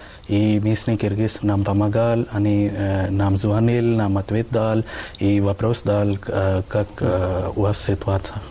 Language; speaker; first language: Russian; non-native, learner; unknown